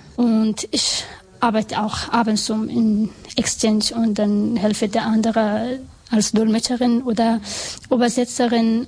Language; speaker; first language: German; non-native, learner; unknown